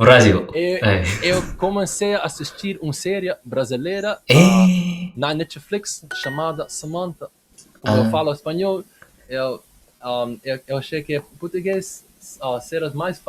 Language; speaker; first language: Portuguese; non-native, learner; English